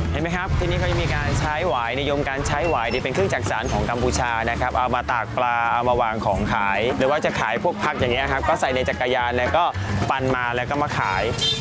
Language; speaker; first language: Thai; non-native, fluent; Khmer